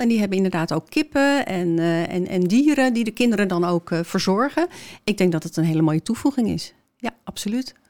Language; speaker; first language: Dutch; native; Dutch